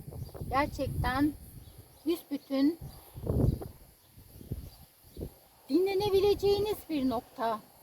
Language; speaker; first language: Turkish; native; Turkish